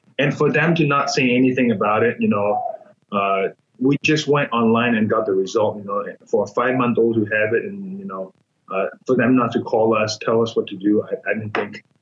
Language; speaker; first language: English; non-native, fluent; Burmese